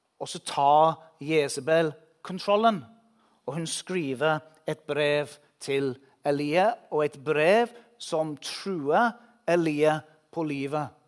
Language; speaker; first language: Norwegian; non-native, fluent; English